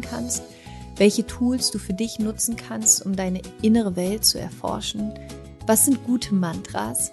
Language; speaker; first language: German; native; German